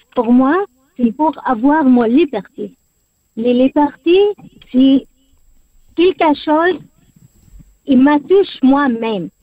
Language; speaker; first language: French; non-native, learner; Arabic